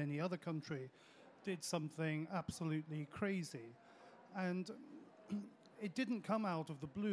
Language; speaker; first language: English; early bilingual, other home language; French